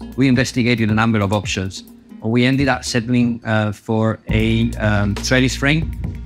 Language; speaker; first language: English; non-native, fluent; Spanish